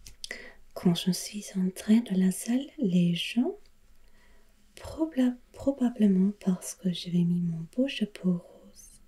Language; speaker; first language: French; non-native, learner; German